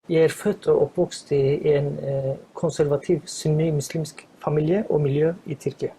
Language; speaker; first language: Norwegian; non-native, fluent; Turkish